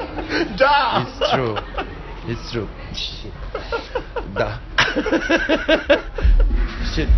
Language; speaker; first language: English; non-native, learner; Russian